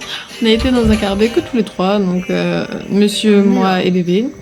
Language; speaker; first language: French; native; French